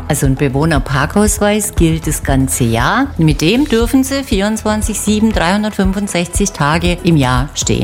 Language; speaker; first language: German; native; German